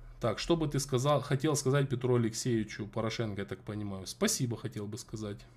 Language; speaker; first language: Russian; native; Russian